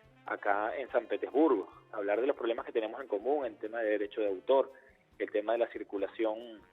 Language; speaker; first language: Spanish; native; Spanish